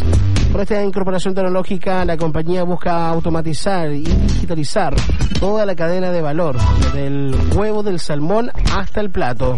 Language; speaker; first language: Spanish; native; Spanish